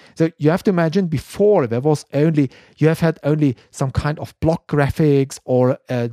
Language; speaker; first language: English; non-native, fluent; German